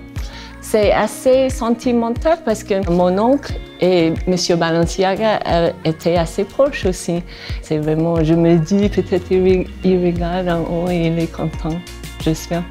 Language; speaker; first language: French; non-native, fluent; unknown